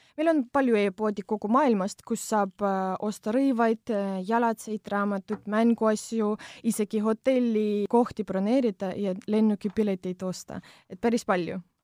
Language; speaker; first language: Estonian; non-native, local second language; Russian